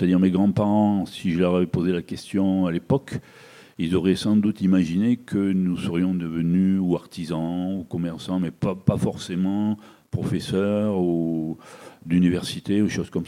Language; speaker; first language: French; native; French